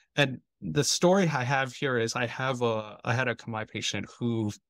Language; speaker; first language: English; native; English